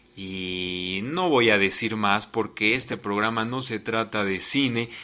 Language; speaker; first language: Spanish; native; Spanish